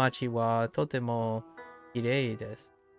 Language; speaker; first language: Japanese; non-native, learner; English